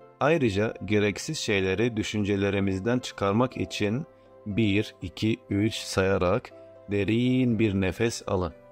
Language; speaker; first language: Turkish; non-native, fluent; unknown